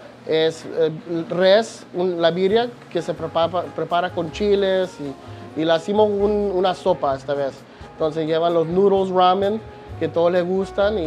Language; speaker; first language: Spanish; early bilingual, other home language; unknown